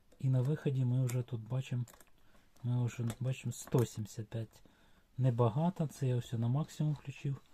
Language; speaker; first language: Ukrainian; non-native, local second language; Russian